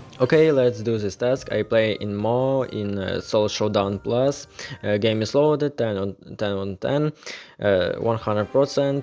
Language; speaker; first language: English; non-native, learner; Ukrainian